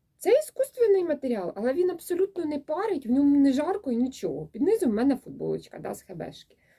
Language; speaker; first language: Ukrainian; native; Ukrainian